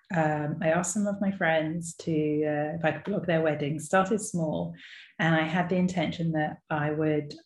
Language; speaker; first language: English; native; English